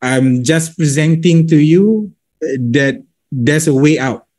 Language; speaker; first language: English; non-native, local second language; Malay